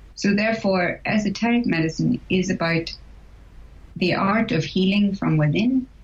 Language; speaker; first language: English; native; English